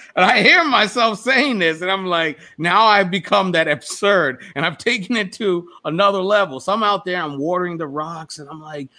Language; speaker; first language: English; native; English